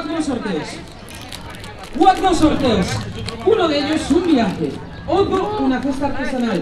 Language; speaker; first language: Spanish; native; Spanish